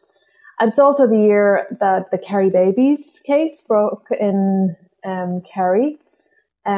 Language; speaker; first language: English; non-native, local second language; Irish